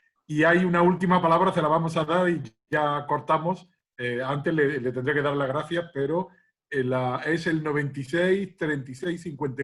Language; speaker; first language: Spanish; native; Spanish